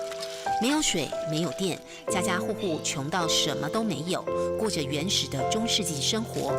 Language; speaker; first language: Chinese; native; Chinese